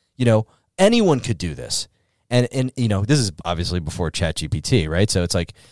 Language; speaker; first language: English; native; English